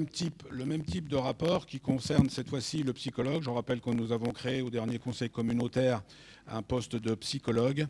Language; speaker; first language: French; native; French